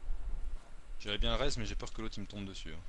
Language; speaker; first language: French; native; French